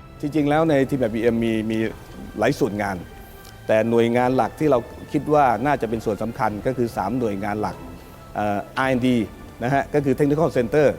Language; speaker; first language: Thai; native; Thai